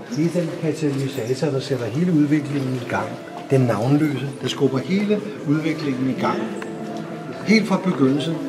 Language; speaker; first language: Danish; native; Danish